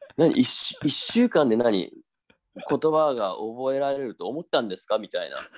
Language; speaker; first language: Japanese; native; Japanese